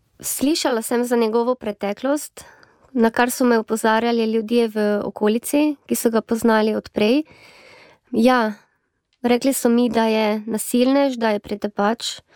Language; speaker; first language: Slovenian; native; Slovenian